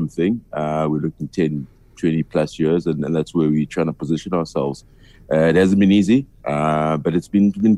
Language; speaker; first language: English; non-native, local second language; Zulu